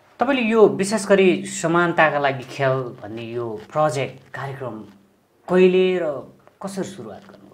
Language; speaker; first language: Nepali; native; Nepali